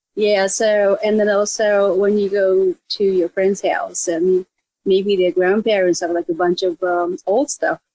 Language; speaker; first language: English; non-native, fluent; Japanese